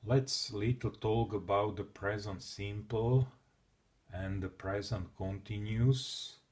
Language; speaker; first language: English; non-native, learner; Slovak